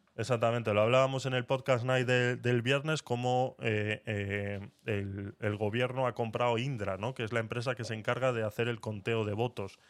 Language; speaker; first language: Spanish; native; Spanish